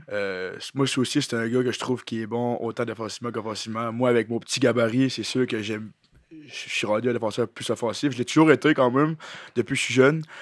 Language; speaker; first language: French; native; French